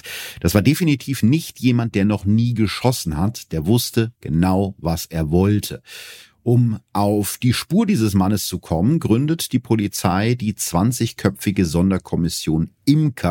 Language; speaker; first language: German; native; German